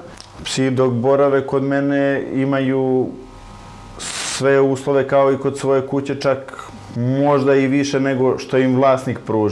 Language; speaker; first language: Serbian; native; Serbian